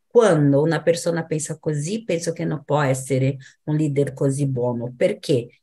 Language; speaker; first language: Italian; non-native, fluent; Portuguese